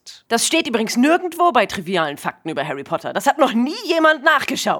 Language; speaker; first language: German; native; German